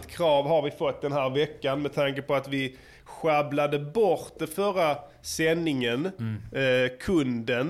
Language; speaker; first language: Swedish; native; Swedish